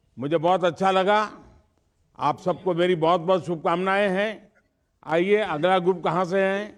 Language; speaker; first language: Hindi; non-native, local second language; Gujarati